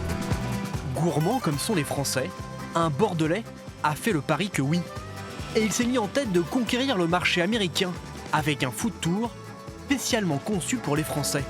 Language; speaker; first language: French; native; French